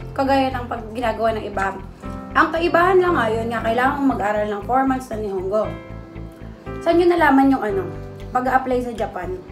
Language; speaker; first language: Filipino; native; Filipino